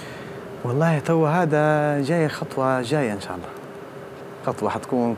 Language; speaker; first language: Arabic; native; Arabic